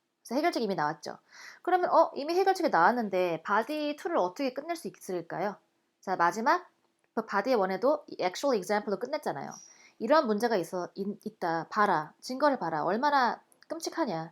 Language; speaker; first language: Korean; native; Korean